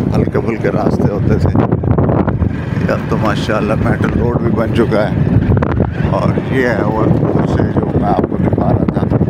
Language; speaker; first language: Urdu; non-native, local second language; Punjabi